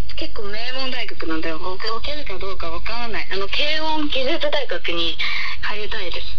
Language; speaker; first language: Japanese; non-native, fluent; Chinese